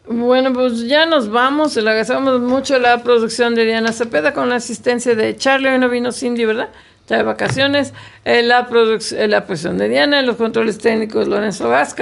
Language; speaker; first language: Spanish; native; Spanish